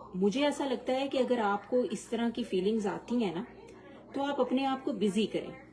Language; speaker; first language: Urdu; native; Urdu